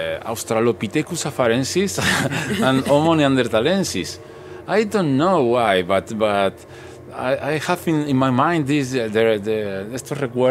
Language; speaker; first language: English; non-native, learner; Spanish